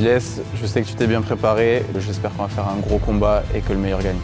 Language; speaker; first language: French; native; French